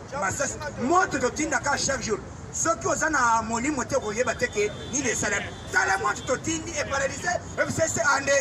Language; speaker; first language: Lingala; native; Lingala